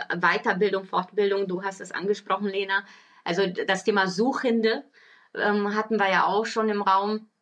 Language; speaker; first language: German; early bilingual, other home language; Portuguese